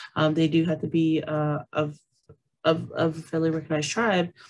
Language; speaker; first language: English; native; English